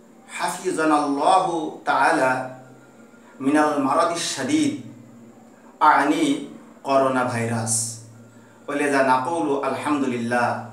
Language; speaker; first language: Arabic; non-native, fluent; Bangla